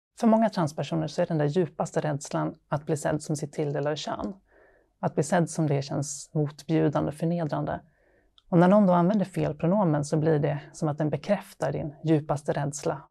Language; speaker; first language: Swedish; native; Swedish